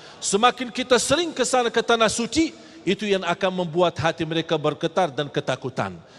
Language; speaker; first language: Malay; non-native, fluent; Arabic